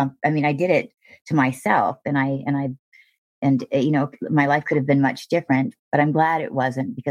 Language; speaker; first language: English; native; English